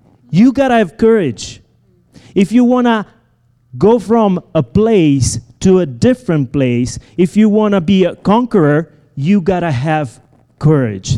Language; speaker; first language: English; non-native, fluent; Italian